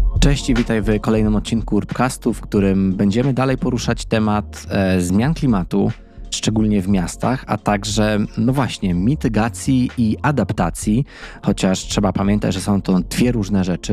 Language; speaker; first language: Polish; native; Polish